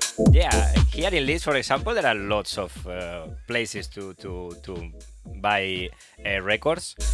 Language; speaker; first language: English; non-native, learner; Spanish